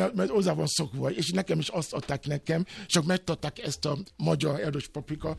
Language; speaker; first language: Hungarian; non-native, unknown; Yoruba